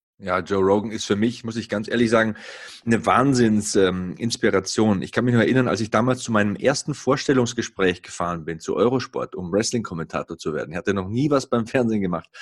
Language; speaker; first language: German; native; German